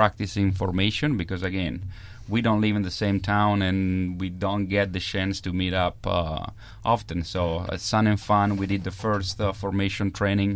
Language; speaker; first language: English; non-native, fluent; Italian